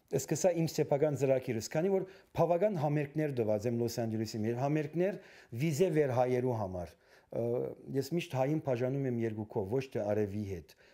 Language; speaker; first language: Armenian; early bilingual, heritage; Armenian